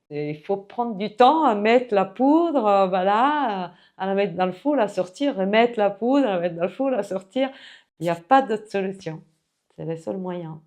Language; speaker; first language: French; non-native, fluent; Italian